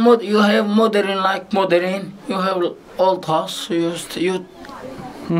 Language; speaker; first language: English; non-native, learner; Arabic